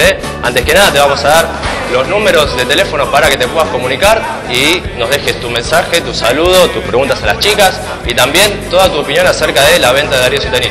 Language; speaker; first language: Spanish; native; Spanish